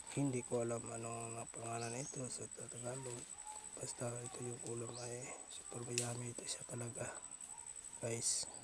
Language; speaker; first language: Filipino; non-native, local second language; Cebuano